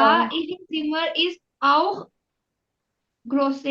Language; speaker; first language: German; non-native, learner; Urdu